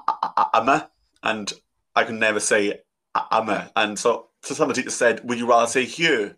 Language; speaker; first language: English; native; English